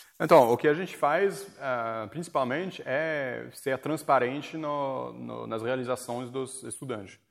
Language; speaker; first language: Portuguese; non-native, fluent; French